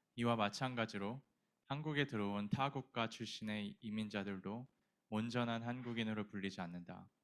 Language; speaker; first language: Korean; native; Korean